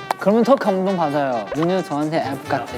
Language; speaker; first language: Korean; non-native, learner; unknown